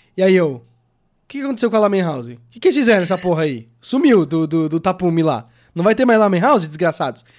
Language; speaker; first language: Portuguese; native; Portuguese